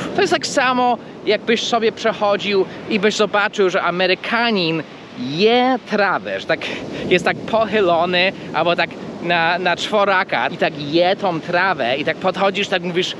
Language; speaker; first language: Polish; early bilingual, heritage; Polish